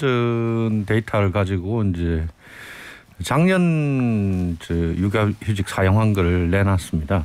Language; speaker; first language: Korean; native; Korean